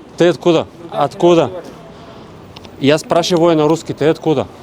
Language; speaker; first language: Russian; non-native, learner; Bulgarian